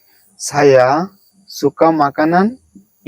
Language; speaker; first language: Indonesian; non-native, learner; Bangla